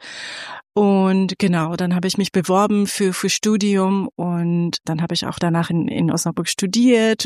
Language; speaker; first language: German; non-native, fluent; Persian